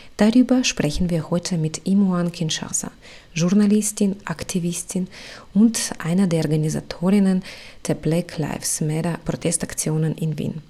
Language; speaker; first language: German; non-native, fluent; Russian